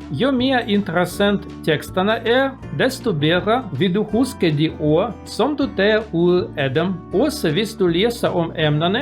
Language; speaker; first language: Danish; non-native, learner; Russian